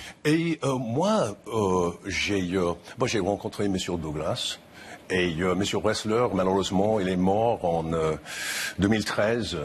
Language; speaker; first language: French; non-native, fluent; English